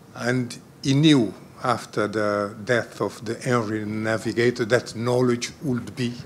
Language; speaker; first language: English; non-native, fluent; Portuguese